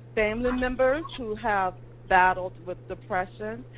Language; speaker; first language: English; native; English